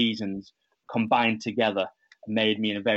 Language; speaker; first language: English; native; English